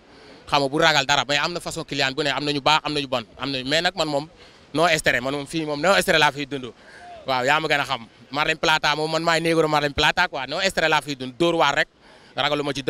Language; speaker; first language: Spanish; non-native, learner; Wolof